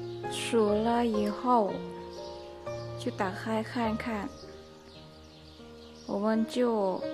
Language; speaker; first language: Chinese; non-native, learner; Lao